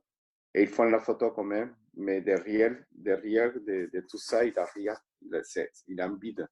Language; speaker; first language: French; non-native, fluent; Spanish